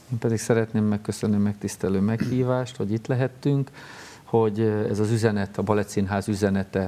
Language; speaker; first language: Hungarian; native; Hungarian